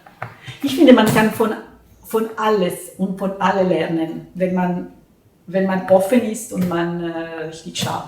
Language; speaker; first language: German; non-native, fluent; Italian